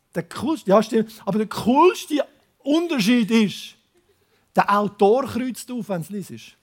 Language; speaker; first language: German; native; German